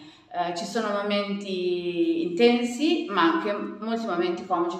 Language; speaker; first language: Italian; native; Italian